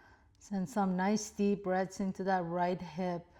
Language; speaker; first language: English; native; English